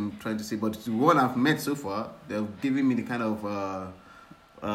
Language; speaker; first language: English; non-native, local second language; Yoruba